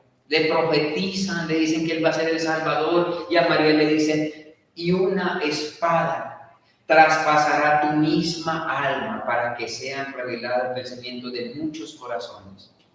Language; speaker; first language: Spanish; native; Spanish